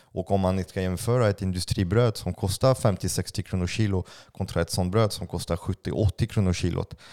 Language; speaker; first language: Swedish; non-native, fluent; French